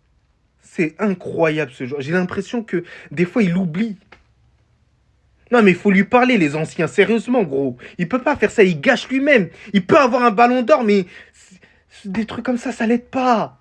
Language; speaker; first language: French; native; French